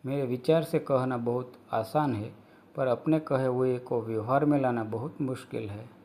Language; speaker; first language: Hindi; non-native, local second language; Gujarati